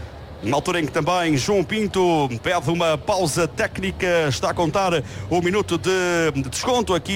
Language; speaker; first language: Portuguese; native; Portuguese